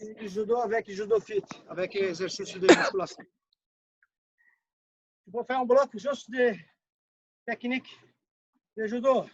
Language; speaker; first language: French; non-native, fluent; Portuguese